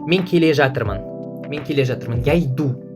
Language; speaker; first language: Kazakh; non-native, learner; Russian